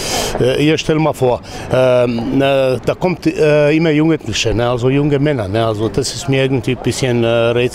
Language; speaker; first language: German; non-native, learner; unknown